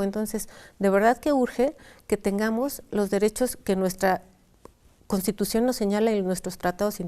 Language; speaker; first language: Spanish; native; Spanish